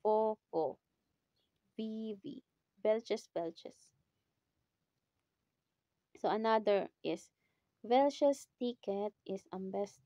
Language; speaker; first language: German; non-native, fluent; Filipino